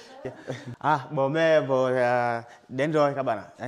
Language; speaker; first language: Vietnamese; non-native, learner; Portuguese